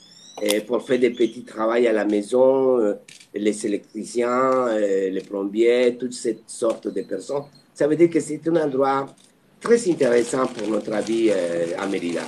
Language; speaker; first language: French; non-native, fluent; Spanish